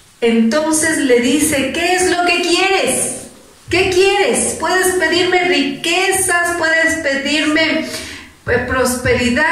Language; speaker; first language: Spanish; native; Spanish